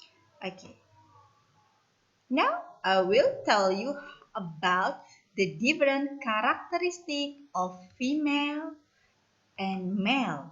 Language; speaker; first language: English; non-native, learner; Indonesian